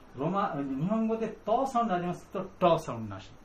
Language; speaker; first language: Japanese; non-native, learner; Bangla